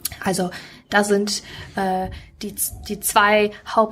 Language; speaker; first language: German; non-native, fluent; Ukrainian